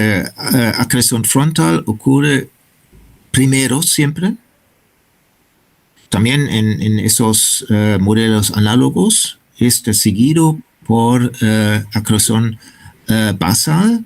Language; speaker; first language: Spanish; non-native, fluent; German